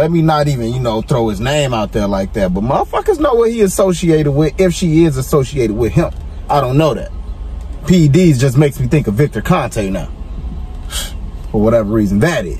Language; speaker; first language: English; native; English